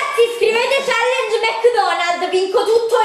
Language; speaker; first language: Italian; native; Italian